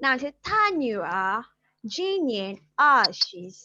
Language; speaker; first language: Chinese; non-native, fluent; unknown